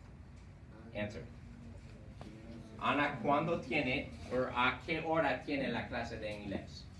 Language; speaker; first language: Spanish; non-native, fluent; English